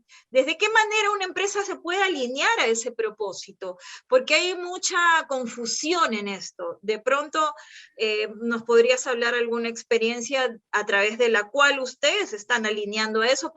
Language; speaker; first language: Spanish; native; Spanish